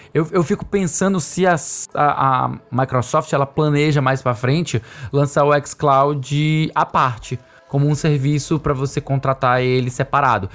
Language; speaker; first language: Portuguese; native; Portuguese